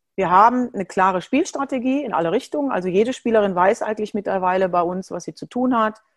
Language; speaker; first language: German; native; German